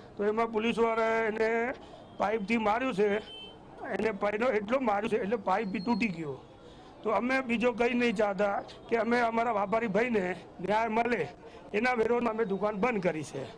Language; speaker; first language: Gujarati; non-native, local second language; Sindhi